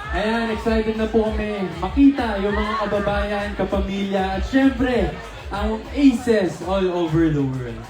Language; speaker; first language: Filipino; native; Filipino